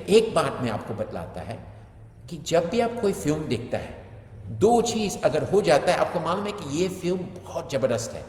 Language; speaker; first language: Hindi; non-native, fluent; English